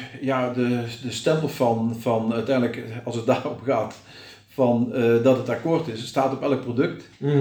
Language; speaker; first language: Dutch; native; Dutch